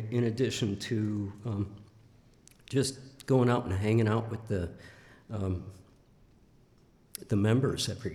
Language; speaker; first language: English; native; English